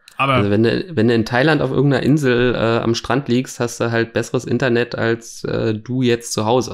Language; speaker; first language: German; native; German